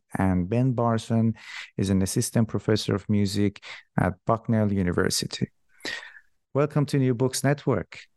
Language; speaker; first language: English; non-native, fluent; Persian